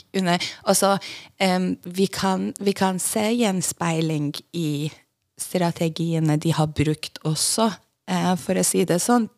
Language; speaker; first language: Norwegian; non-native, fluent; Persian